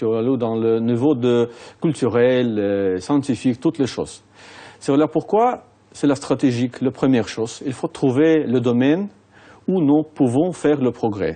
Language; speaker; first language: French; non-native, fluent; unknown